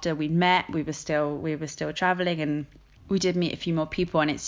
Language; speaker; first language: English; native; English